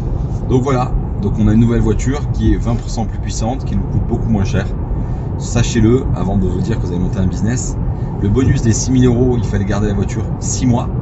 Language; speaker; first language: French; native; French